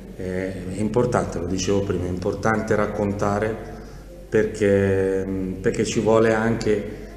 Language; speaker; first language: Italian; native; Italian